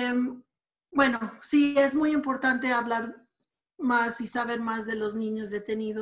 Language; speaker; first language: Spanish; early bilingual, other home language; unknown